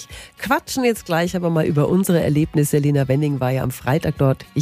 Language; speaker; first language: German; native; German